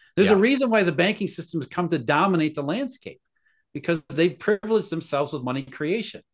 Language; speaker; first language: English; native; English